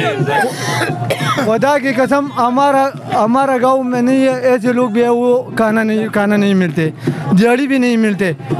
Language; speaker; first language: Urdu; non-native, local second language; Pashto